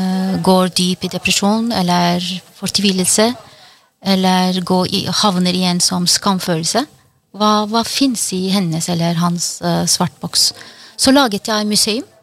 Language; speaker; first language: Norwegian; non-native, fluent; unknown